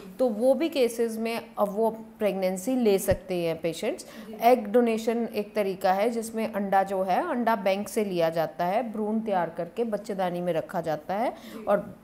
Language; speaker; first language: Hindi; non-native, local second language; Punjabi